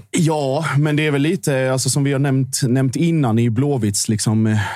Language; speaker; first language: Swedish; non-native, fluent; Icelandic